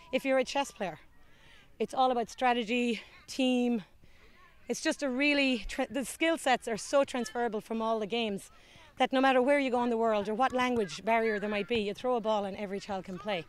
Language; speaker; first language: English; native; English